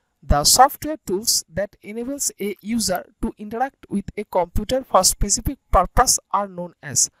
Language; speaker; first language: English; non-native, local second language; Bangla